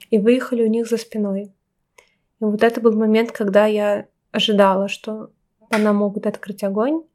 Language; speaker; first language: Russian; native; Russian